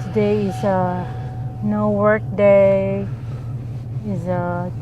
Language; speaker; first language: English; non-native, learner; Filipino